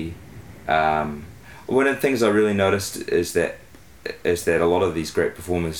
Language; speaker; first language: English; native; English